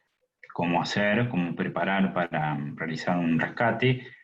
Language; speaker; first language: Spanish; native; Spanish